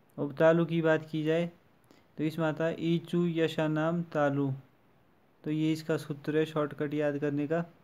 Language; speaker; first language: Hindi; native; Hindi